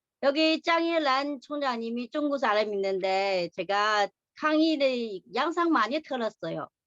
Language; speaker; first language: Korean; non-native, learner; Chinese